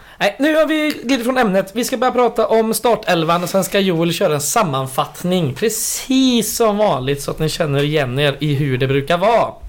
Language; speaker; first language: Swedish; native; Swedish